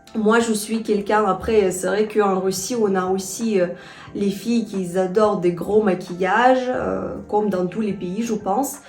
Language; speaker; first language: French; non-native, fluent; Russian